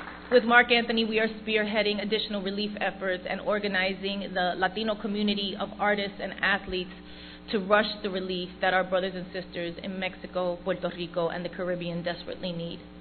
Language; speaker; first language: English; early bilingual, other home language; Spanish